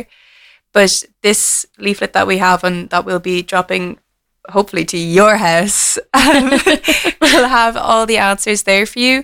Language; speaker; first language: English; native; English